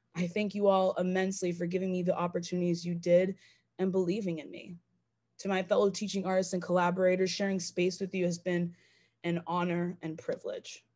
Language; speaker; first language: English; native; English